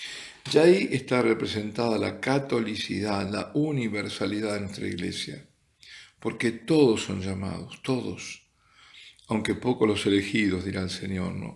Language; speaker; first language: Spanish; native; Spanish